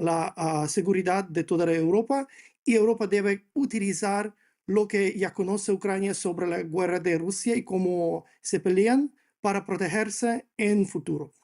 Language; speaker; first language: Spanish; non-native, fluent; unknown